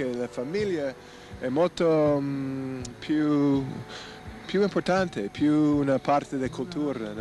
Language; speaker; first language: Italian; non-native, learner; English